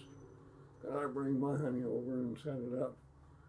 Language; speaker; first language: English; native; English